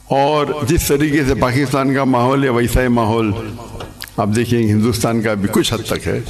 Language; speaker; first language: Urdu; non-native, local second language; English